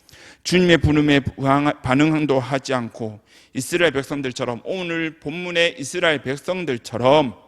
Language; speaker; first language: Korean; native; Korean